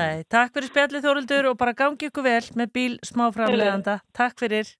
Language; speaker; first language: Icelandic; native; Icelandic